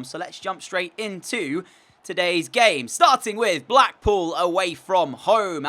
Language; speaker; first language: English; native; English